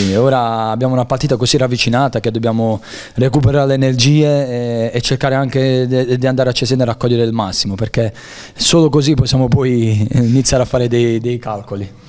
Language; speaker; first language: Italian; native; Italian